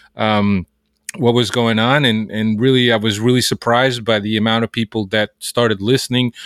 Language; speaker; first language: English; early bilingual, other home language; Portuguese